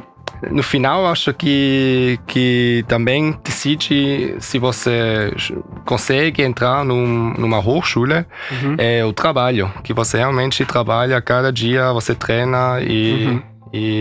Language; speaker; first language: Portuguese; early bilingual, heritage; German